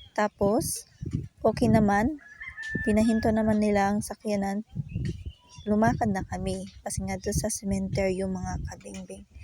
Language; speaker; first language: Filipino; non-native, local second language; Cebuano